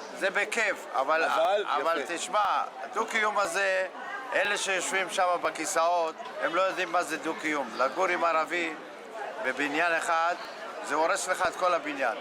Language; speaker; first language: Hebrew; native; Hebrew